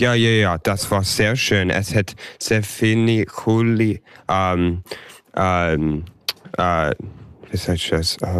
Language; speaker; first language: German; early bilingual, heritage; English